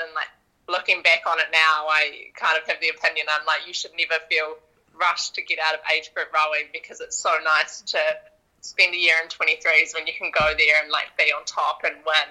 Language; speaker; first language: English; native; English